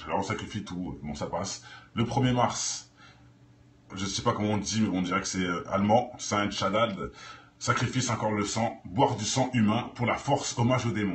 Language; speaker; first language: French; native; French